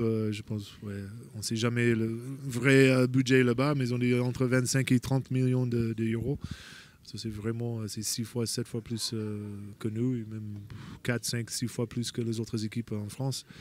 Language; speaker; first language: French; non-native, fluent; English